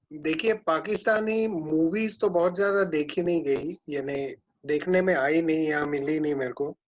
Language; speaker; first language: Hindi; non-native, local second language; Marathi